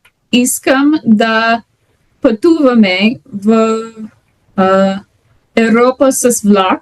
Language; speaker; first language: Bulgarian; non-native, learner; English